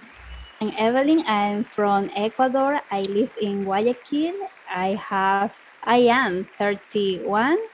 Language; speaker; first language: English; non-native, learner; Spanish